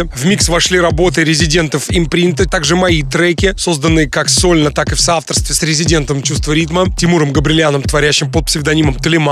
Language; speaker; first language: Russian; native; Russian